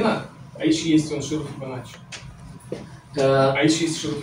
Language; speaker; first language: Romanian; non-native, local second language; Russian